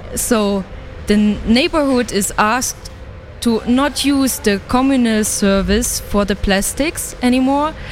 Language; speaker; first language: English; non-native, fluent; German